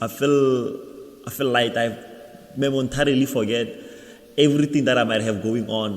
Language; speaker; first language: English; non-native, local second language; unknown